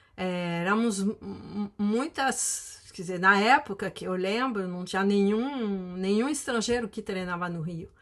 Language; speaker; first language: Portuguese; non-native, fluent; French